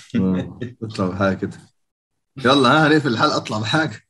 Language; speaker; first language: Arabic; native; Arabic